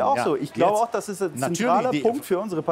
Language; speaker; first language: German; native; German